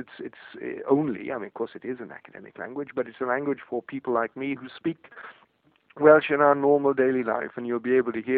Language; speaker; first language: English; non-native, local second language; Welsh